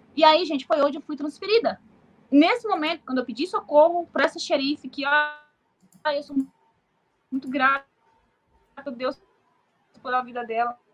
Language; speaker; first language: Portuguese; native; Portuguese